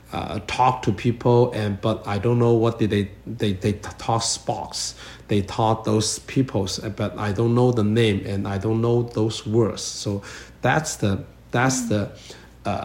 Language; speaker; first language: English; non-native, learner; Chinese